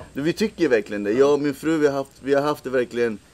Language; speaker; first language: Swedish; early bilingual, other home language; Spanish